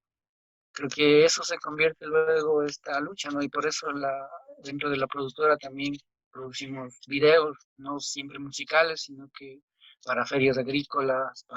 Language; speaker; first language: Spanish; non-native, local second language; Quechua